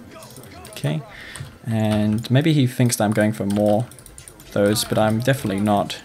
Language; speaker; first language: English; native; English